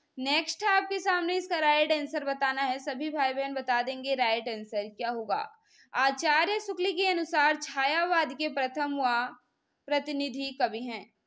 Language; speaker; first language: Hindi; native; Hindi